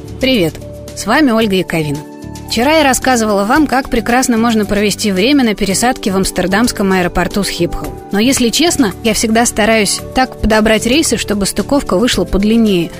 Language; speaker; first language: Russian; native; Russian